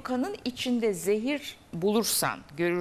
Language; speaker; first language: Turkish; native; Turkish